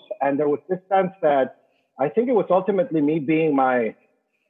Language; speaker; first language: English; non-native, fluent; Spanish